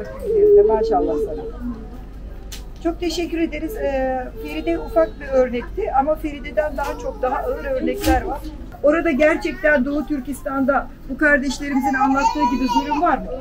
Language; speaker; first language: Turkish; native; Turkish